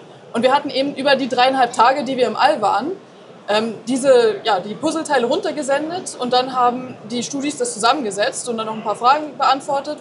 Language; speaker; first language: German; native; German